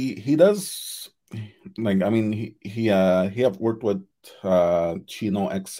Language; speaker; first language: English; non-native, fluent; Cree